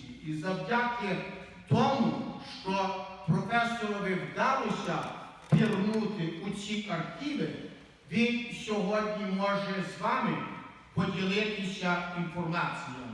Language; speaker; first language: Ukrainian; native; Ukrainian